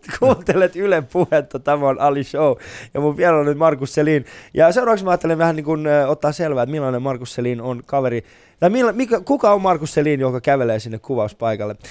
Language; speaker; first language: Finnish; non-native, fluent; Persian